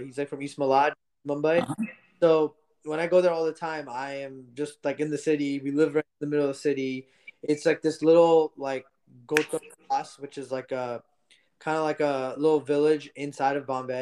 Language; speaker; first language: English; early bilingual, other home language; Gujarati